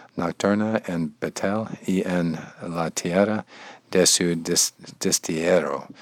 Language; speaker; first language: Spanish; non-native, learner; English